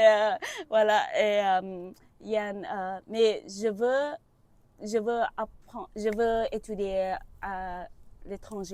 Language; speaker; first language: French; non-native, learner; Vietnamese